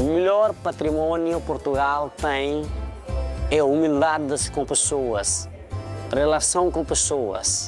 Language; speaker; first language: Portuguese; non-native, fluent; Nepali